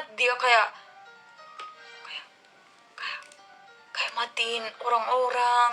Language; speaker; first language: Indonesian; non-native, learner; Turkish